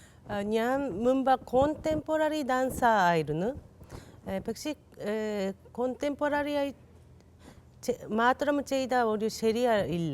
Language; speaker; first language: Malayalam; non-native, learner; Japanese